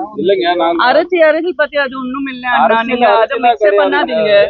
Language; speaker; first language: Tamil; non-native, learner; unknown